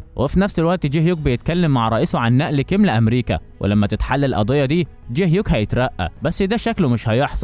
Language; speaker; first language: Arabic; native; Arabic